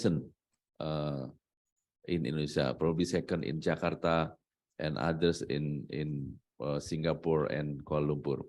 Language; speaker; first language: English; non-native, learner; Indonesian